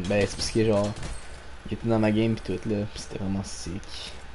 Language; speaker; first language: French; native; French